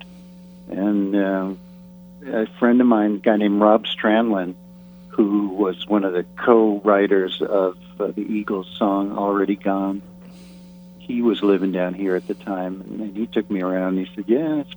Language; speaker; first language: English; native; English